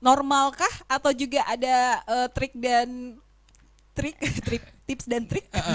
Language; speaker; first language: Indonesian; native; Indonesian